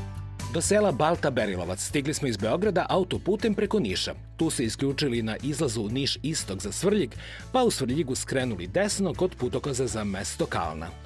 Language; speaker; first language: Serbian; native; Serbian